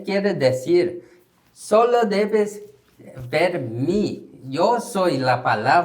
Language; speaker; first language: Spanish; non-native, learner; Korean